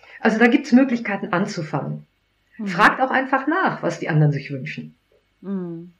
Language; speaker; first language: German; native; German